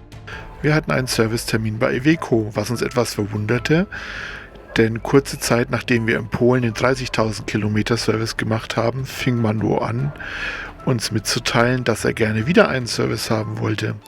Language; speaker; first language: German; native; German